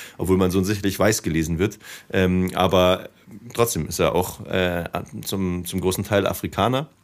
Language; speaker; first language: German; native; German